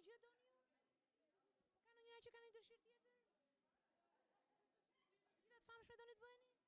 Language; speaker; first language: Albanian; native; Albanian